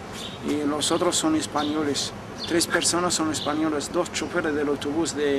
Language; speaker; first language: Spanish; non-native, learner; Arabic